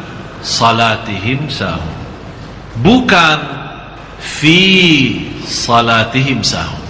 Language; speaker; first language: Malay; non-native, fluent; Arabic